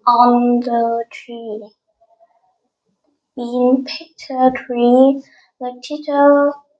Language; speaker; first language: English; non-native, learner; Vietnamese